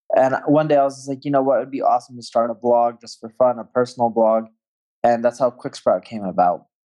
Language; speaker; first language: English; native; English